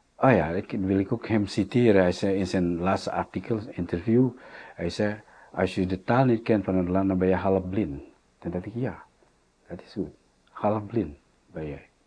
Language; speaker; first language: Dutch; non-native, fluent; Indonesian